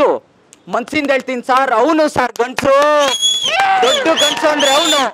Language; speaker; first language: Kannada; native; Kannada